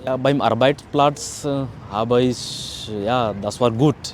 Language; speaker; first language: German; non-native, learner; Kannada